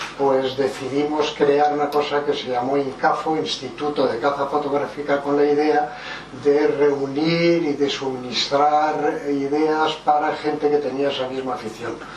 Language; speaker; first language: Spanish; early bilingual, other home language; French